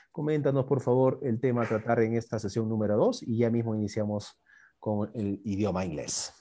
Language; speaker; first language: Spanish; native; Spanish